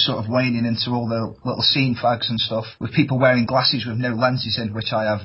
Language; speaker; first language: English; native; English